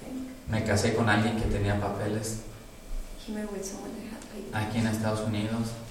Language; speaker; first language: Spanish; native; Spanish